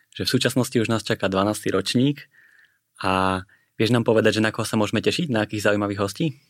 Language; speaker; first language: Slovak; native; Slovak